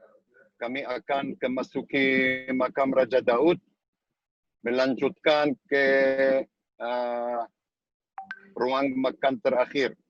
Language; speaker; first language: Indonesian; non-native, learner; Hebrew